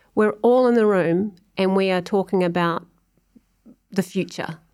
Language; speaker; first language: English; native; English